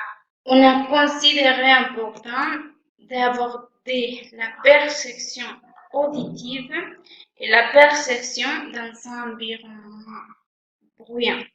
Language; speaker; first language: French; non-native, fluent; Spanish